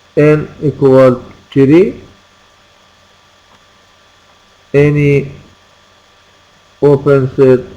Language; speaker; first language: English; non-native, fluent; Persian